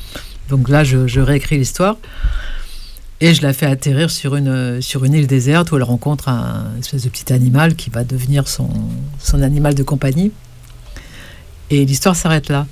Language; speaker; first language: French; native; French